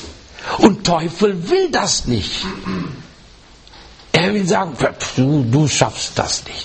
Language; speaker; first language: German; non-native, learner; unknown